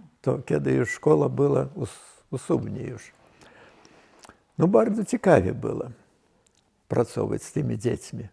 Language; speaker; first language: Polish; non-native, local second language; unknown